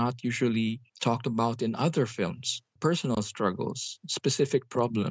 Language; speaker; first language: English; non-native, local second language; Hiligaynon